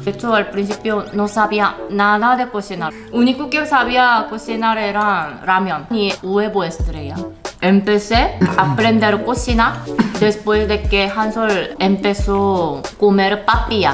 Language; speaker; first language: Spanish; non-native, fluent; Korean